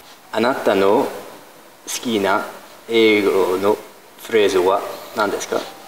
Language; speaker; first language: Japanese; non-native, learner; English